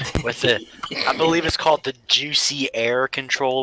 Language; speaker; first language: English; native; English